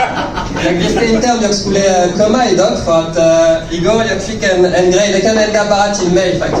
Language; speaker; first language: Swedish; non-native, learner; French